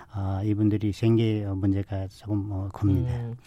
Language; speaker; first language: Korean; non-native, fluent; Nepali